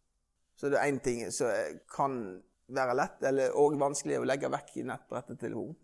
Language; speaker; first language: Norwegian; native; Norwegian